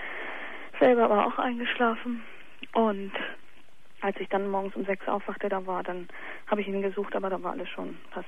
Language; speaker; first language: German; native; German